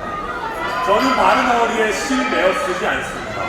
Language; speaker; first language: Korean; native; Korean